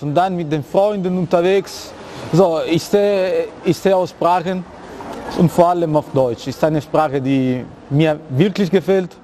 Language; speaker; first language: German; early bilingual, other home language; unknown